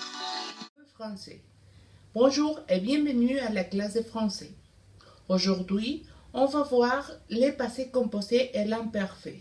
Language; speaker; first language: French; non-native, learner; Spanish